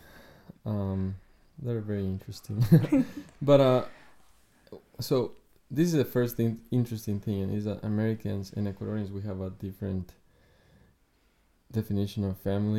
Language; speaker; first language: English; non-native, fluent; Spanish